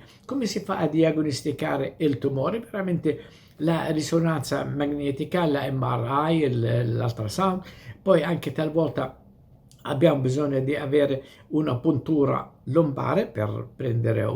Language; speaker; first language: Italian; non-native, fluent; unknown